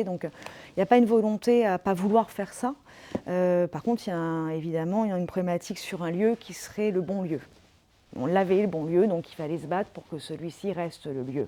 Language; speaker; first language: French; native; French